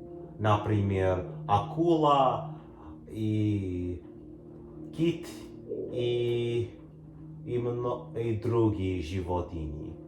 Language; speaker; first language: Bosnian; early bilingual, heritage; Bosnian